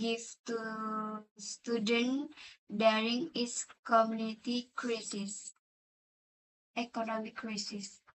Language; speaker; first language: English; non-native, learner; Indonesian